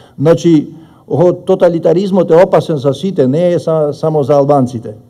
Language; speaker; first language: Macedonian; non-native, local second language; Albanian